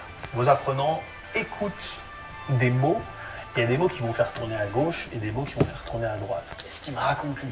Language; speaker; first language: French; native; French